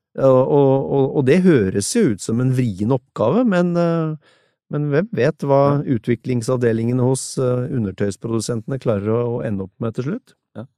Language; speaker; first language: Norwegian; native; Norwegian